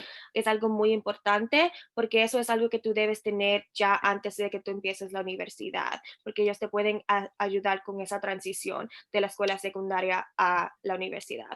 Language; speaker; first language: Spanish; early bilingual, heritage; Spanish